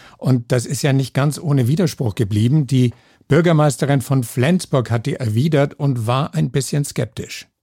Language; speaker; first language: German; native; German